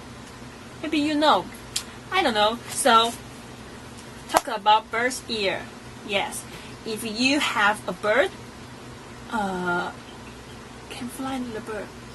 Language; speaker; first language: English; non-native, learner; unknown